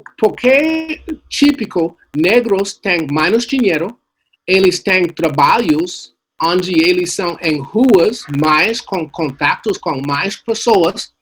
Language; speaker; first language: Portuguese; non-native, learner; English